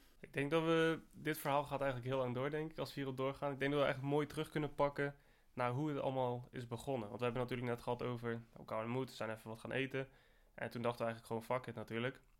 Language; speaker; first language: Dutch; native; Dutch